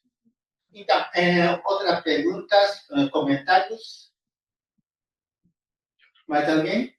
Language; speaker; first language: Portuguese; non-native, fluent; Japanese